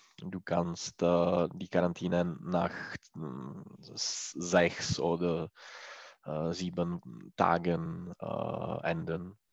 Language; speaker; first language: German; non-native, learner; Czech